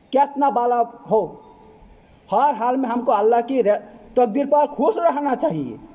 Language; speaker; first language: Hindi; non-native, fluent; Bangla